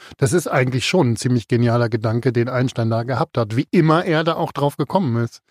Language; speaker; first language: German; native; German